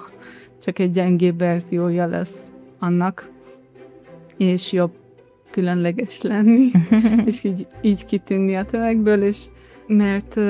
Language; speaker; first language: Hungarian; early bilingual, heritage; Hungarian